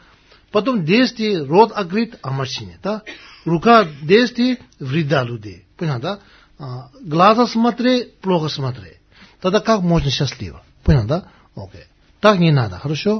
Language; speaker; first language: Russian; non-native, learner; Tibetan